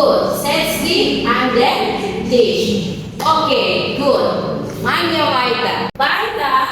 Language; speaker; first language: German; non-native, fluent; Indonesian